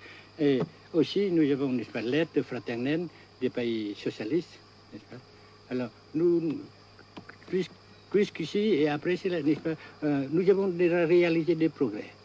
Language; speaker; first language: French; non-native, local second language; Vietnamese